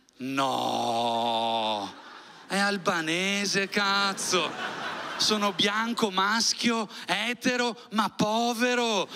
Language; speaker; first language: Italian; early bilingual, other home language; Albanian